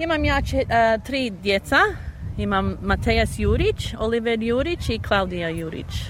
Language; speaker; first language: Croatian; early bilingual, heritage; English